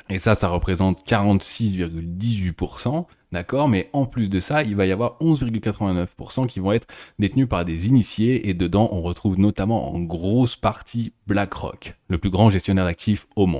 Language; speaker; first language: French; native; French